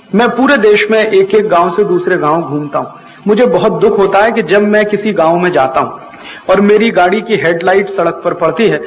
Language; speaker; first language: Hindi; native; Hindi